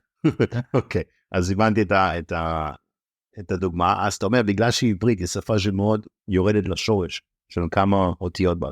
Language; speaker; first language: Hebrew; native; Hebrew